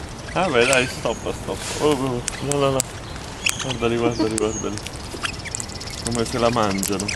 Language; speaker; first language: Italian; native; Italian